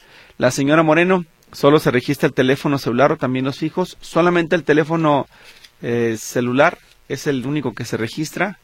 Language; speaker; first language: Spanish; native; Spanish